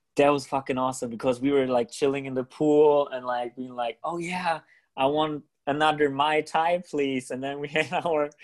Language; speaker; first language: English; non-native, fluent; German